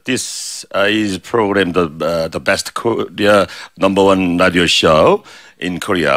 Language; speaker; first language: English; non-native, learner; Korean